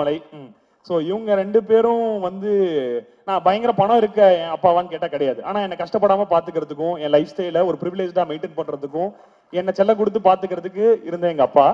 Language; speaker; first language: Tamil; native; Tamil